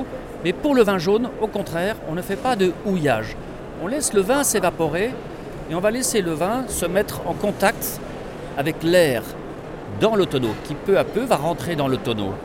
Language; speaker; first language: French; native; French